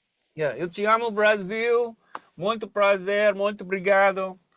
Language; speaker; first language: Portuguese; non-native, learner; English